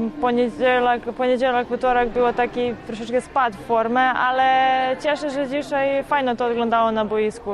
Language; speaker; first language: Polish; non-native, learner; Serbian